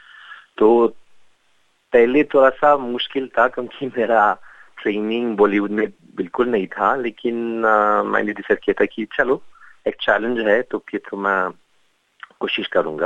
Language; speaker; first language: Hindi; non-native, fluent; French